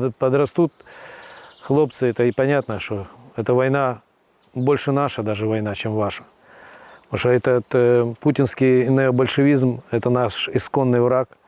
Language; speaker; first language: Russian; native; Russian